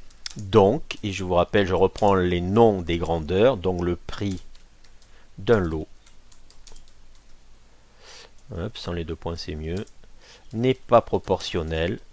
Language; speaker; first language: French; native; French